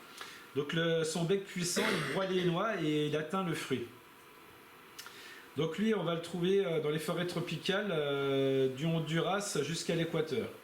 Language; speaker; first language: French; native; French